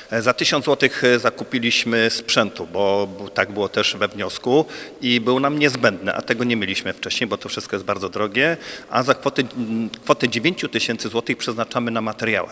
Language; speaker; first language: Polish; native; Polish